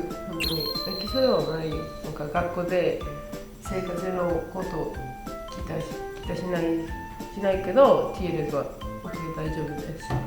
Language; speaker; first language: Japanese; non-native, learner; Spanish